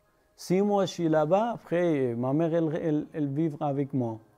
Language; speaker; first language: French; non-native, learner; Persian